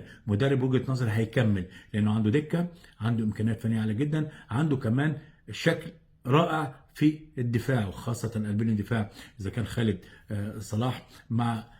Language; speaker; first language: Arabic; native; Arabic